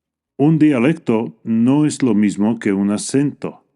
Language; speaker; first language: Spanish; non-native, fluent; English